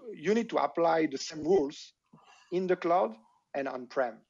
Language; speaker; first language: English; non-native, fluent; French